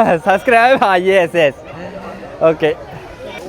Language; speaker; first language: Malayalam; non-native, learner; Bangla